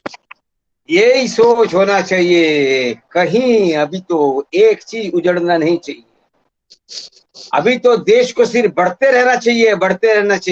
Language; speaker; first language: Hindi; non-native, local second language; Bangla